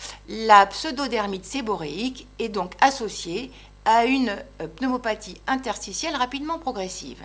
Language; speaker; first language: French; native; French